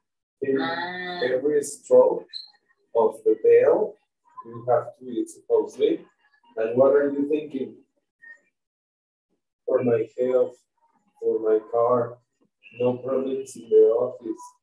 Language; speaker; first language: English; non-native, fluent; Spanish